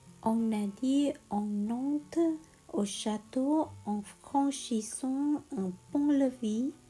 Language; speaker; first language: French; non-native, learner; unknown